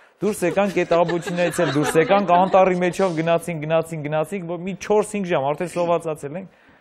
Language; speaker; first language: Armenian; native; Armenian